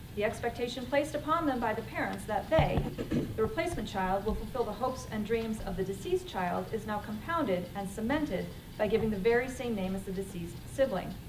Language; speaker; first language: English; native; English